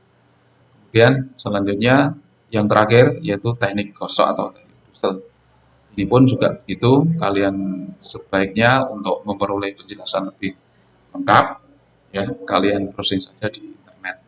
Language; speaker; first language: Indonesian; non-native, local second language; Javanese